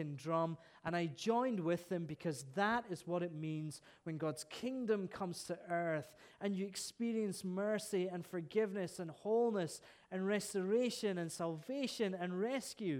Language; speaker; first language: English; native; English